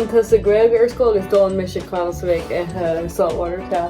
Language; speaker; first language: Irish; non-native, learner; English